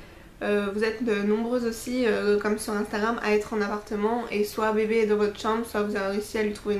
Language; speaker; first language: French; native; French